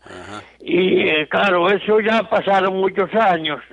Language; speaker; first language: Spanish; non-native, local second language; Galician